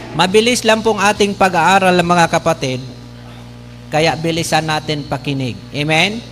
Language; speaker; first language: Filipino; non-native, local second language; Bikol